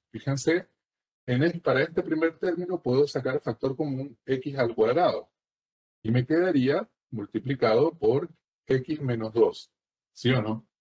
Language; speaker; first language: Spanish; native; Spanish